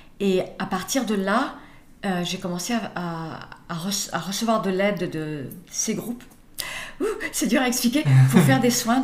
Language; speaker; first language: French; early bilingual, other home language; English